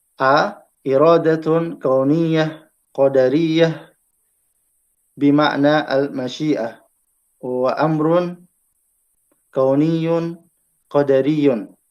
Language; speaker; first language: Arabic; non-native, fluent; Indonesian